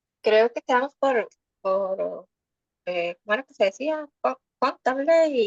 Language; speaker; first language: Spanish; native; Spanish